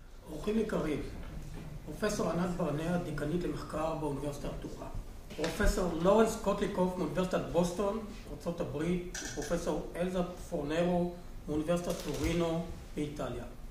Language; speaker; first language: Hebrew; native; Hebrew